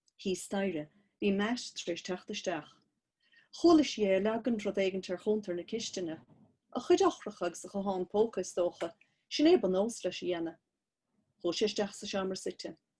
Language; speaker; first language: Irish; native; Irish